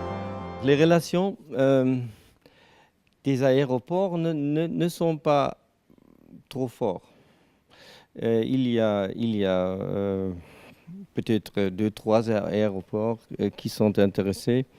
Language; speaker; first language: French; non-native, learner; German